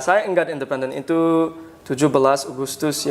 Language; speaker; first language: Indonesian; non-native, learner; English